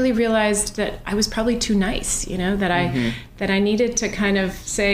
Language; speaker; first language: English; native; English